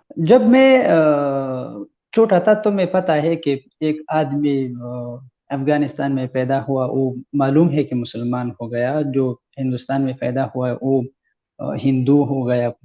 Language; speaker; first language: Hindi; non-native, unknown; Pashto